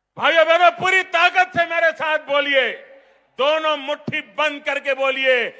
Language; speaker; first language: Hindi; non-native, local second language; Gujarati